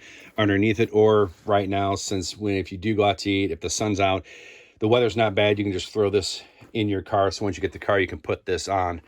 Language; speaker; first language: English; native; English